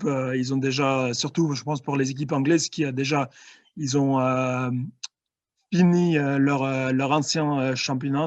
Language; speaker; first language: French; non-native, fluent; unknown